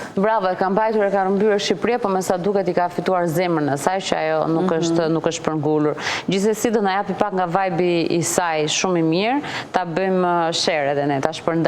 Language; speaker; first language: Albanian; native; Albanian